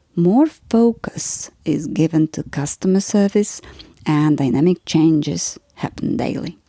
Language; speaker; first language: English; non-native, fluent; Polish